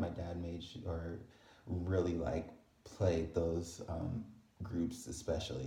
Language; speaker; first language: English; native; English